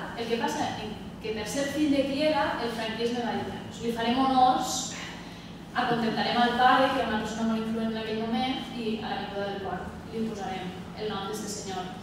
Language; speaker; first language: Catalan; native; Catalan